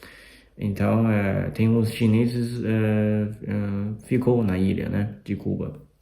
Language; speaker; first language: Portuguese; non-native, fluent; Chinese